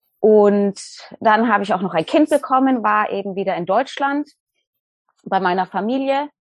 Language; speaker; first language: German; native; German